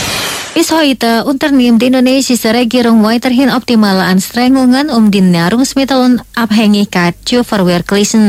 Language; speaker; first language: German; non-native, fluent; Indonesian